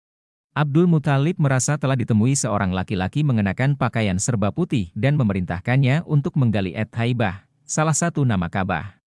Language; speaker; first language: Indonesian; native; Indonesian